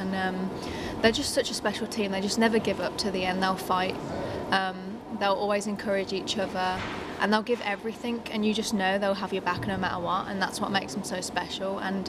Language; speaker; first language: English; native; English